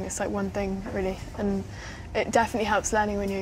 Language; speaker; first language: English; native; English